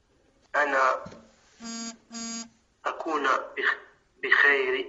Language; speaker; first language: Arabic; non-native, learner; French